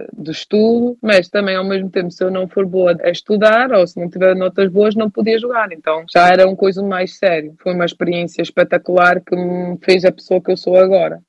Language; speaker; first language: Portuguese; early bilingual, heritage; German